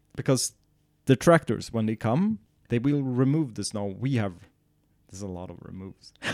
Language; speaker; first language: English; non-native, fluent; Swedish